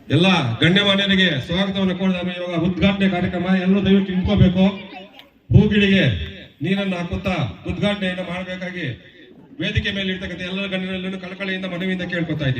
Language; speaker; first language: Kannada; native; Kannada